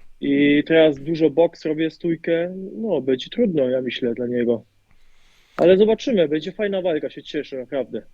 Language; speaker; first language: Polish; early bilingual, heritage; German